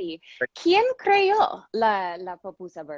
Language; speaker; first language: Spanish; non-native, fluent; English